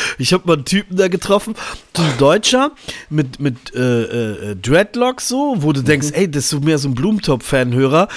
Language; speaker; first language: German; native; German